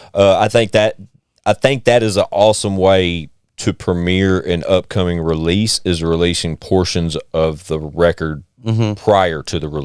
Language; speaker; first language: English; native; English